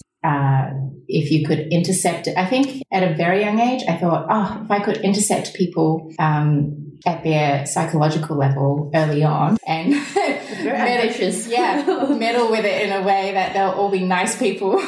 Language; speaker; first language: English; native; English